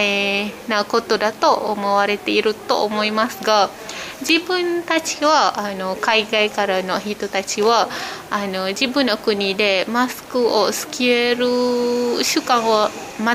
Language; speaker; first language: Japanese; non-native, fluent; Malay